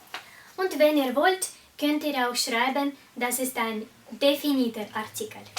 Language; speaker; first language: German; non-native, fluent; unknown